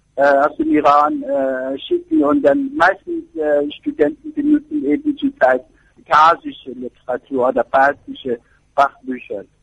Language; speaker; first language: German; non-native, fluent; Persian